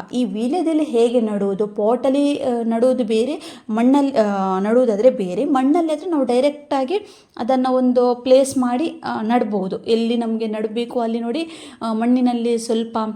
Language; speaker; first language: Kannada; non-native, local second language; Tulu